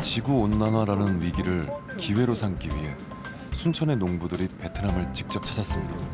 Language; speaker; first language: Korean; native; Korean